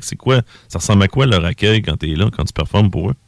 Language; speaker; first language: French; native; French